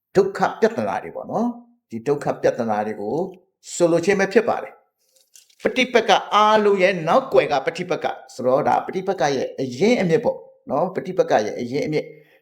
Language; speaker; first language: Burmese; non-native, local second language; S'gaw Karen